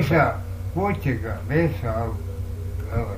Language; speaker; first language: Estonian; non-native, local second language; Russian